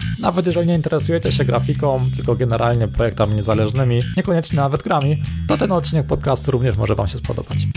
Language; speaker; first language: Polish; native; Polish